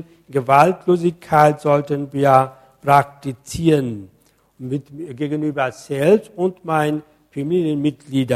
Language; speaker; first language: German; non-native, fluent; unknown